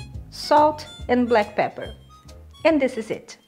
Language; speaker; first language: English; non-native, fluent; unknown